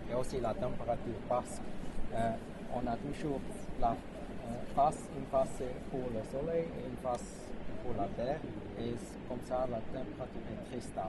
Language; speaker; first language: French; non-native, fluent; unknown